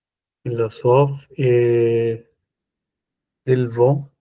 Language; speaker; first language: French; non-native, learner; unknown